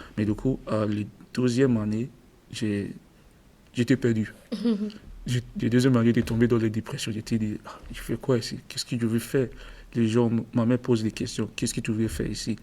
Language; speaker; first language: French; non-native, learner; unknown